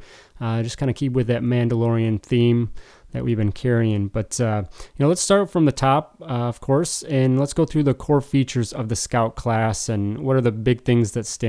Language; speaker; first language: English; native; English